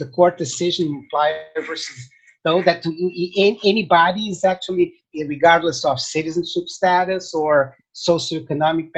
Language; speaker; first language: English; non-native, fluent; Portuguese